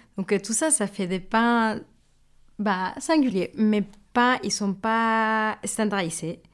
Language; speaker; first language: French; non-native, fluent; Spanish